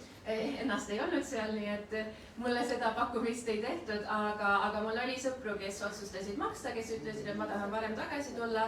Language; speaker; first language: Estonian; native; Estonian